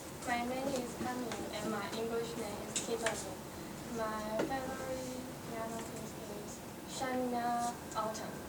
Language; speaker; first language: English; non-native, learner; Chinese